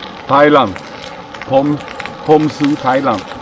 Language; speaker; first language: Thai; non-native, learner; Swedish